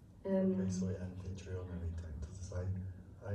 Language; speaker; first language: Spanish; non-native, fluent; English